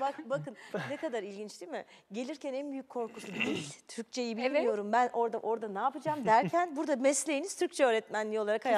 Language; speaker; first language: Turkish; native; Turkish